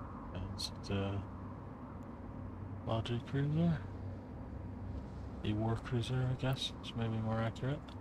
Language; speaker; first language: English; native; English